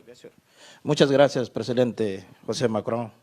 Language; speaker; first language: Spanish; non-native, learner; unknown